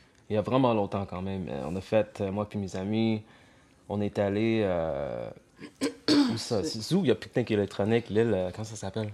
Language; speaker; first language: French; early bilingual, heritage; French